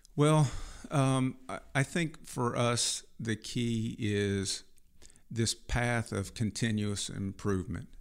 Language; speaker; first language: English; native; English